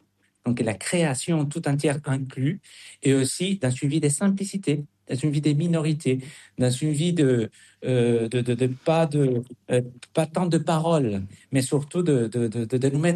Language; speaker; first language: French; non-native, fluent; Spanish